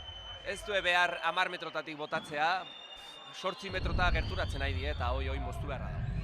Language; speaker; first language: Basque; native; Basque